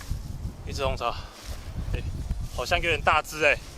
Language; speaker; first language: Chinese; native; Chinese